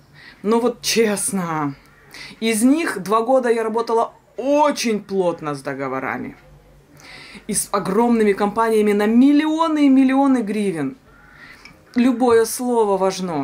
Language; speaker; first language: Russian; native; Russian